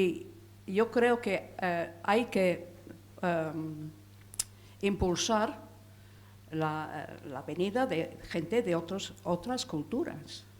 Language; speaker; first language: Spanish; non-native, fluent; English